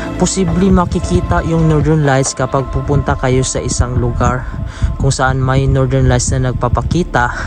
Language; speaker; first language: Filipino; native; Filipino